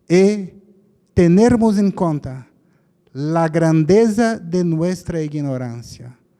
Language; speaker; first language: Spanish; non-native, fluent; Portuguese